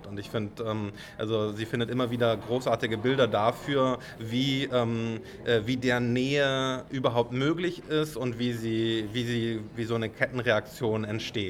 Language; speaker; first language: German; native; German